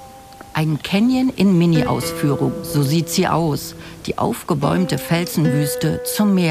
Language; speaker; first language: German; native; German